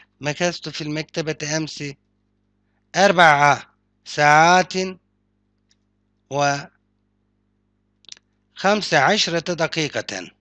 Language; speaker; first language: Arabic; non-native, fluent; Turkish